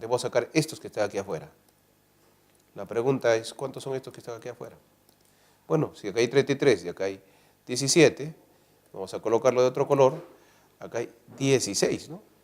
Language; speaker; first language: Spanish; native; Spanish